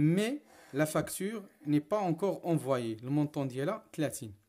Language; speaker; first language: French; non-native, local second language; Arabic